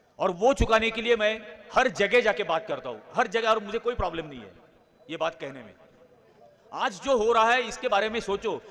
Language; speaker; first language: Hindi; non-native, local second language; Marathi